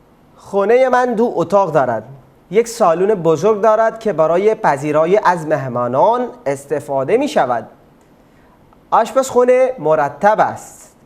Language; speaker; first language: Persian; non-native, fluent; Urdu